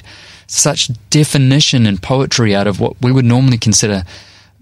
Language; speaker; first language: English; native; English